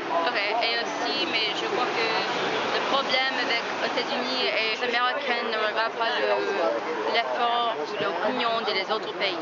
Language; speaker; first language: French; native; French